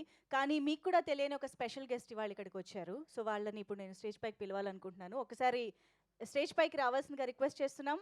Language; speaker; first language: Telugu; native; Telugu